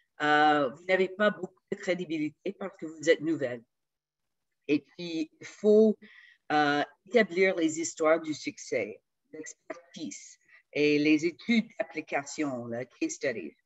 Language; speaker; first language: French; non-native, fluent; English